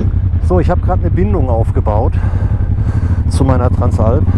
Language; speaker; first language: German; native; German